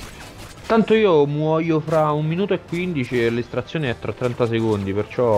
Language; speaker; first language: Italian; native; Italian